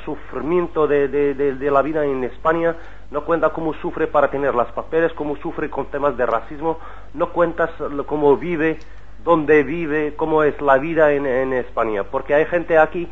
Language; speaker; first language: Spanish; non-native, learner; Arabic